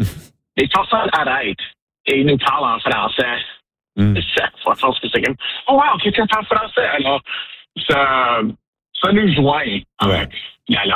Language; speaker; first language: French; non-native, local second language; English